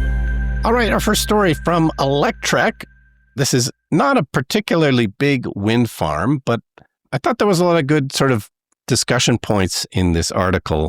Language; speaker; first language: English; native; English